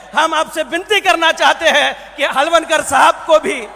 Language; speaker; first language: Hindi; non-native, local second language; Marathi